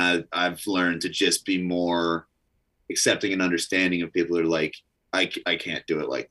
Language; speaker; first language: English; native; English